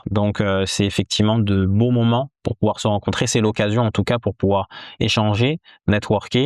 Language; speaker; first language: French; native; French